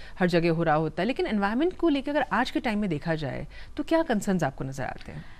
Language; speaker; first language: Hindi; native; Hindi